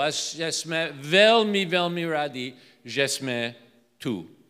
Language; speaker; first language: Slovak; non-native, learner; English